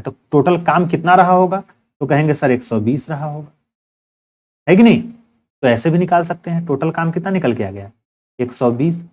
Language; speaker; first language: Hindi; native; Hindi